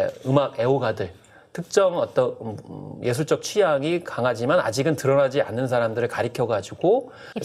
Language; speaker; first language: Korean; native; Korean